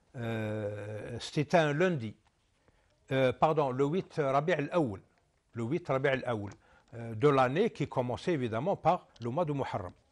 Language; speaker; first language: French; non-native, local second language; Arabic